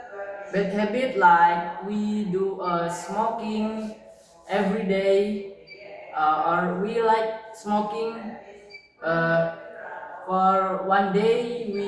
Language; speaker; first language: English; non-native, learner; Indonesian